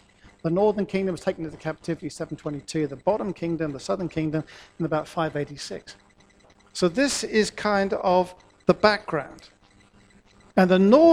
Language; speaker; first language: English; native; English